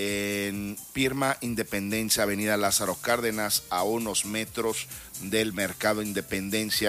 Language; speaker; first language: Spanish; native; Spanish